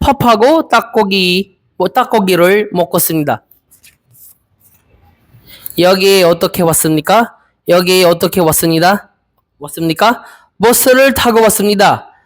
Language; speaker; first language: Korean; non-native, learner; Filipino